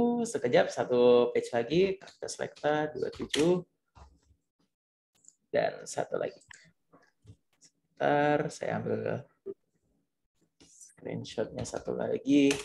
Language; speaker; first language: Indonesian; native; Indonesian